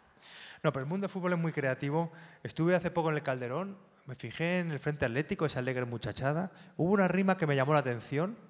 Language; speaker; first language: Spanish; native; Spanish